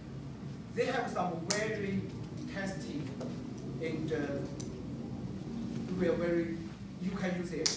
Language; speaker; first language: English; non-native, learner; Chinese